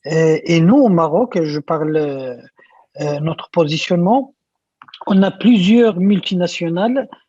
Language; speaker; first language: French; non-native, local second language; Arabic